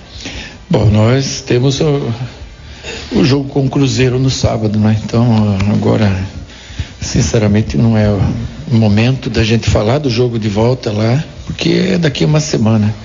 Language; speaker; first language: Portuguese; native; Portuguese